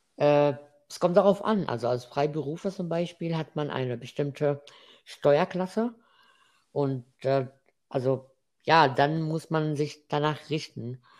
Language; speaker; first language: German; non-native, fluent; Arabic